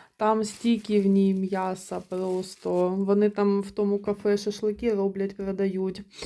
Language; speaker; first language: Ukrainian; non-native, local second language; Russian